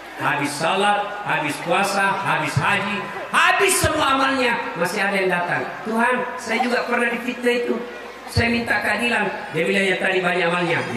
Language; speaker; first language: Indonesian; non-native, local second language; Buginese